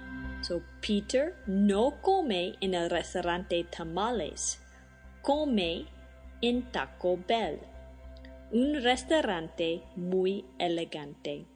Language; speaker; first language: Spanish; non-native, fluent; English